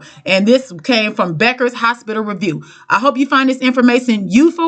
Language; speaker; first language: English; native; English